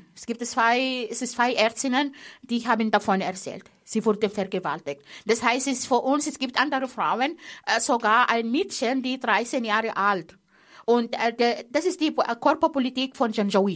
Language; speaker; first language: German; non-native, fluent; Arabic